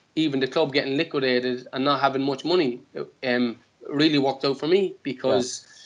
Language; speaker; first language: English; native; English